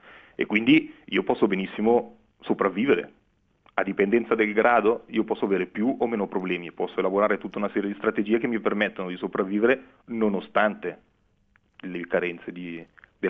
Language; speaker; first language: Italian; native; Italian